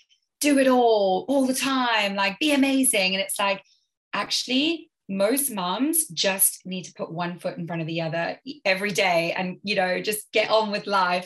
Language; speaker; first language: English; native; English